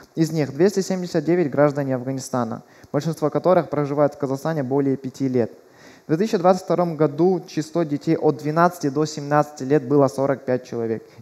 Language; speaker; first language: Russian; early bilingual, other home language; Persian